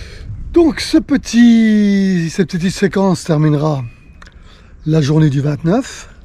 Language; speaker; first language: French; native; French